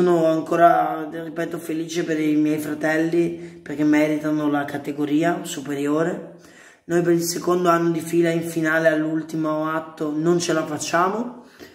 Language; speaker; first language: Italian; native; Italian